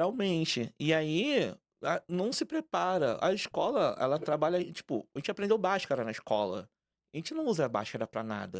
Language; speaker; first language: Portuguese; native; Portuguese